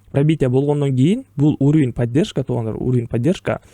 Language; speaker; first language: Russian; non-native, local second language; Kyrgyz